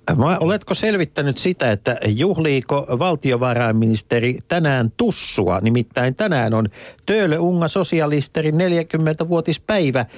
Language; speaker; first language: Finnish; native; Finnish